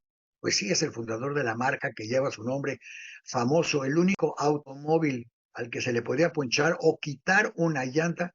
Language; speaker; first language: Spanish; native; Spanish